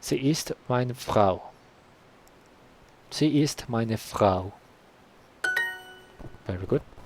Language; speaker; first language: German; non-native, learner; Spanish